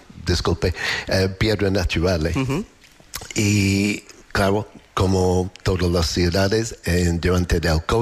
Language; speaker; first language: Spanish; non-native, learner; English